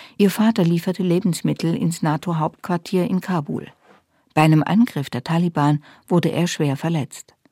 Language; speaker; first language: German; native; German